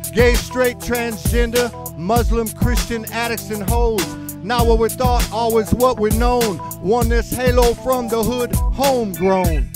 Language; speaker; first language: English; native; English